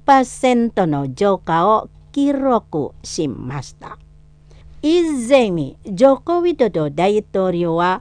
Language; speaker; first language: Japanese; non-native, learner; Indonesian